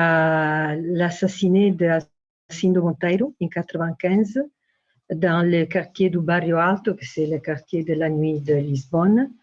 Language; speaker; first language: French; non-native, fluent; Italian